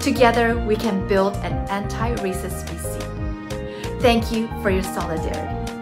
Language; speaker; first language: English; non-native, fluent; Chinese